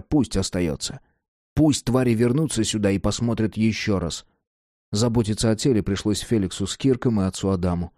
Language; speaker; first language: Russian; native; Russian